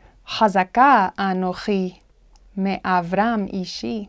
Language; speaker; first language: Hebrew; non-native, fluent; English